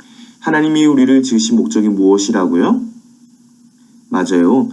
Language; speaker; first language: Korean; native; Korean